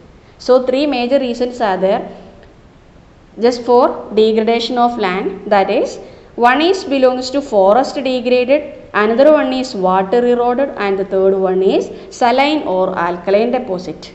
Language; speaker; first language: English; non-native, local second language; Malayalam